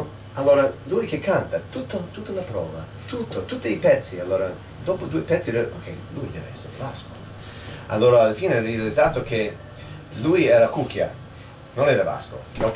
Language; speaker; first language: Italian; non-native, learner; English